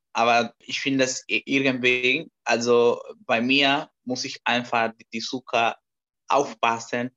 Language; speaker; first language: German; non-native, learner; Spanish